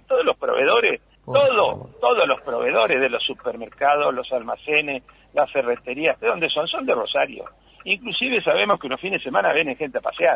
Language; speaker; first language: Spanish; native; Spanish